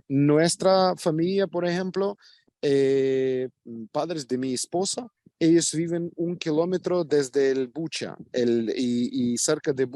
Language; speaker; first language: Spanish; non-native, fluent; Ukrainian